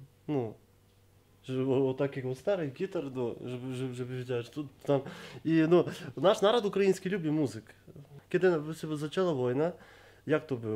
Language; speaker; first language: Polish; non-native, learner; Ukrainian